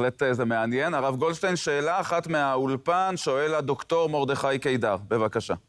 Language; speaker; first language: Hebrew; native; Hebrew